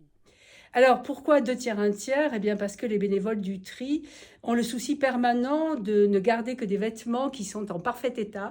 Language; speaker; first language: French; native; French